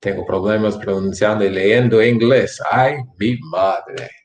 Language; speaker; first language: Spanish; non-native, fluent; English